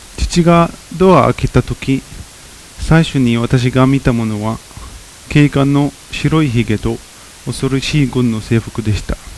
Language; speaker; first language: Japanese; non-native, fluent; Arabic